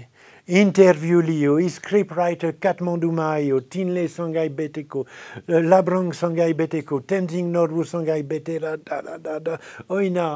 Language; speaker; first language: Nepali; non-native, fluent; French